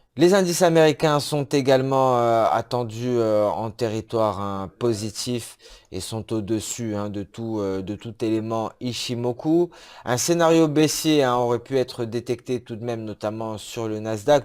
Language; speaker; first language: French; native; French